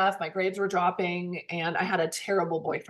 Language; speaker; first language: English; native; English